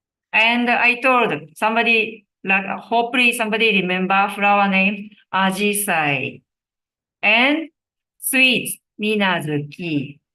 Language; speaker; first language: English; non-native, learner; Japanese